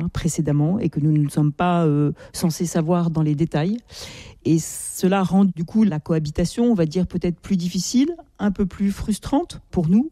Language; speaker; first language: French; native; French